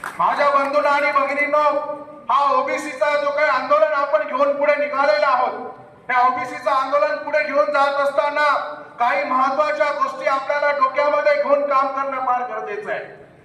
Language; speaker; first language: Marathi; non-native, local second language; Lambadi